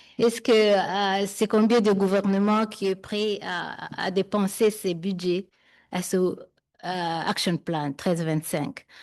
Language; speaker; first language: French; non-native, local second language; Kinyarwanda